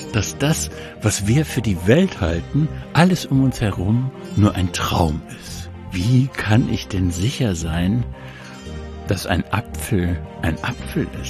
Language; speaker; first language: German; native; German